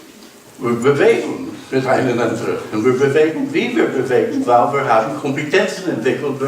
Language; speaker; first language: German; non-native, learner; English